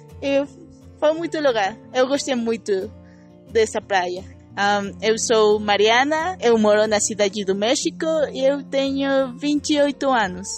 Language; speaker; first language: Portuguese; non-native, learner; Spanish